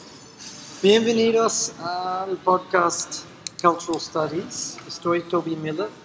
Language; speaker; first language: Spanish; non-native, fluent; English